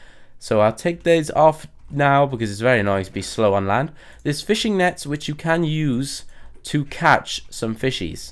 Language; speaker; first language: English; native; English